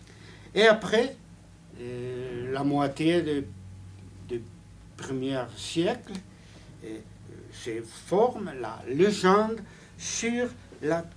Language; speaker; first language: French; non-native, fluent; Spanish